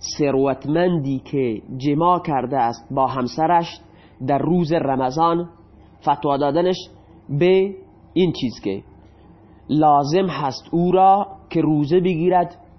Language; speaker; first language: Persian; non-native, local second language; Baluchi